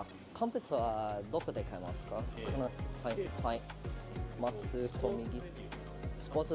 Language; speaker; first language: Japanese; non-native, learner; English